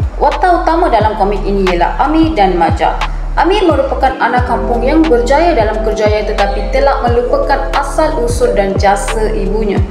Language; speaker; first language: Malay; non-native, local second language; Tamil